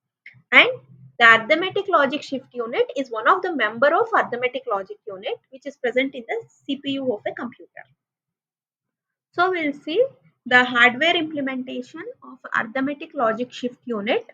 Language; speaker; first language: English; non-native, local second language; Telugu